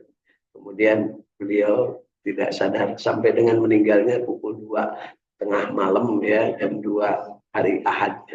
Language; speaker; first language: Indonesian; native; Indonesian